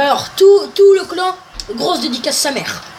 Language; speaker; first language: French; native; French